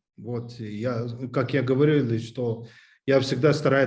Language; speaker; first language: Russian; non-native, learner; English